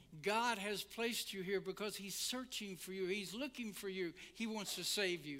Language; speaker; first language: English; native; English